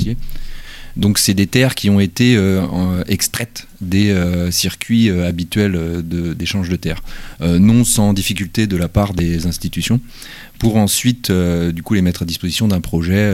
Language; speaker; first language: French; native; French